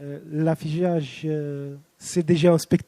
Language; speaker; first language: French; non-native, fluent; Romanian